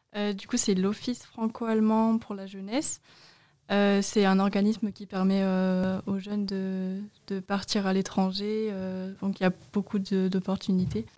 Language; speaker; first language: French; native; French